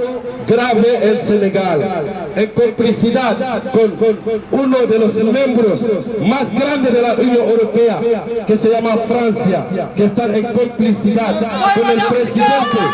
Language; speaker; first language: Spanish; non-native, fluent; Wolof